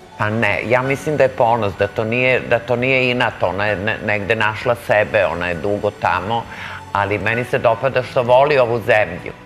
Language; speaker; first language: Serbian; native; Serbian